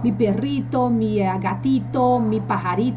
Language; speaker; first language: Spanish; non-native, fluent; Portuguese